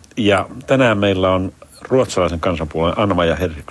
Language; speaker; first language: Finnish; native; Finnish